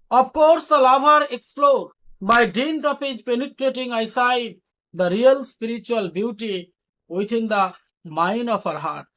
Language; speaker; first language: English; non-native, local second language; Bangla